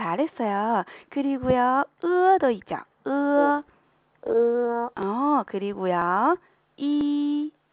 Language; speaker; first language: Korean; non-native, fluent; Chinese